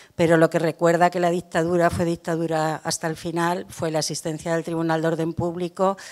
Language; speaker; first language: Spanish; native; Spanish